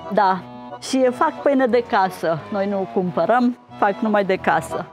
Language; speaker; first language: Romanian; non-native, local second language; Czech